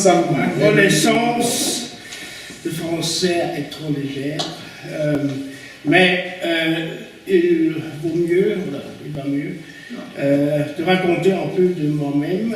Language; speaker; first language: French; non-native, learner; German